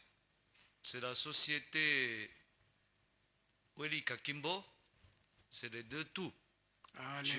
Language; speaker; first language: French; non-native, learner; Chinese